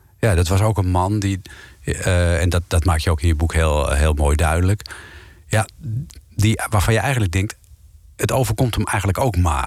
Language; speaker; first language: Dutch; native; Dutch